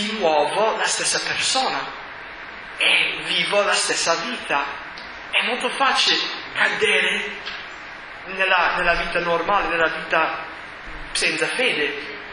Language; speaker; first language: Italian; non-native, fluent; English